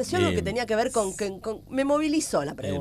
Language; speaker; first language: Spanish; native; Spanish